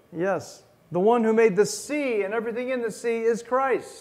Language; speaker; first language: English; native; English